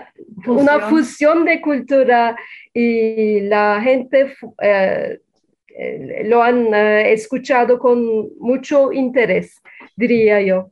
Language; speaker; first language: Spanish; non-native, fluent; Turkish